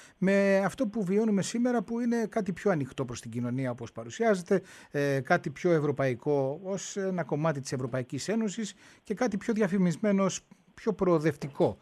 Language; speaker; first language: Greek; native; Greek